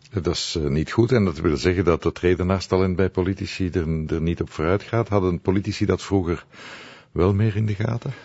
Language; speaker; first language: Dutch; native; Dutch